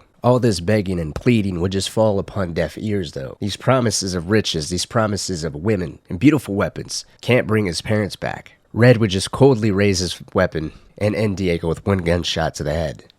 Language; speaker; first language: English; native; English